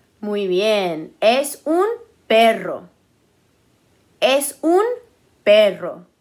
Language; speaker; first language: Spanish; early bilingual, heritage; Spanish